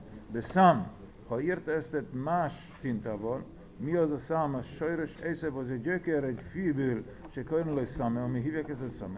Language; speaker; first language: Hungarian; early bilingual, heritage; Hungarian